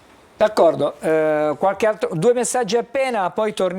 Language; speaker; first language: Italian; native; Italian